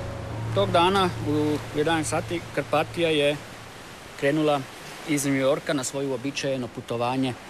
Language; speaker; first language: Serbian; native; Serbian